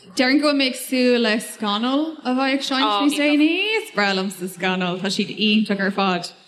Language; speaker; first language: Irish; non-native, local second language; English